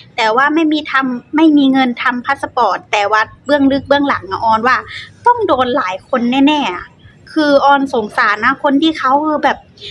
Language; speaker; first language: Thai; native; Thai